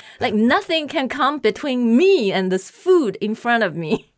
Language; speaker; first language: English; non-native, fluent; Chinese